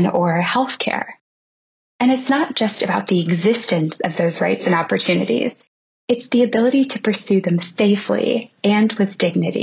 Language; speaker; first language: English; native; English